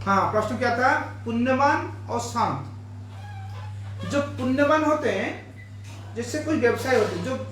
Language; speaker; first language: Hindi; non-native, local second language; Bangla